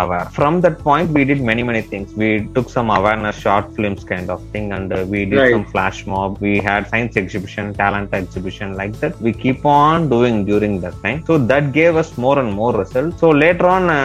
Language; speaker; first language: English; non-native, local second language; Tamil